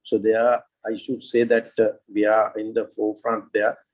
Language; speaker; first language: English; non-native, local second language; Sinhala